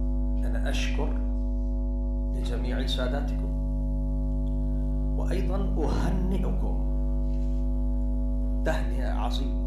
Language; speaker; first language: Arabic; non-native, fluent; Urdu